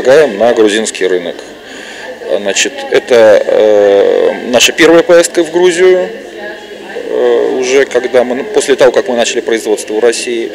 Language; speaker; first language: Russian; native; Russian